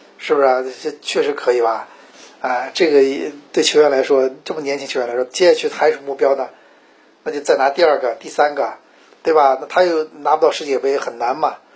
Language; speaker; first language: Chinese; native; Chinese